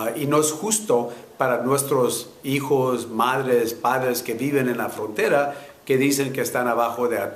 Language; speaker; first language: Spanish; early bilingual, heritage; Spanish